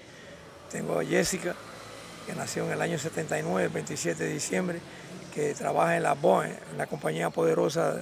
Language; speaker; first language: Spanish; native; Spanish